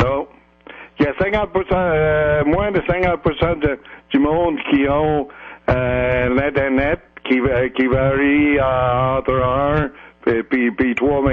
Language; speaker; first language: French; native; French